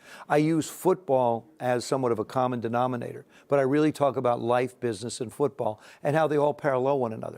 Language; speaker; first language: English; native; English